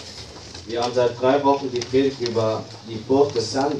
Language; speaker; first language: German; non-native, fluent; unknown